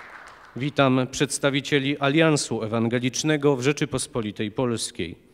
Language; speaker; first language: Polish; native; Polish